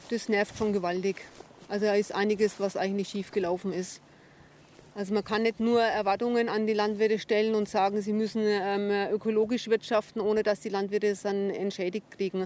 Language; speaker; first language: German; native; German